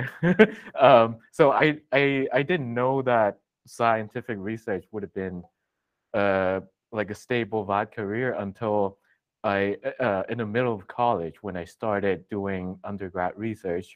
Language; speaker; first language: English; non-native, local second language; Cantonese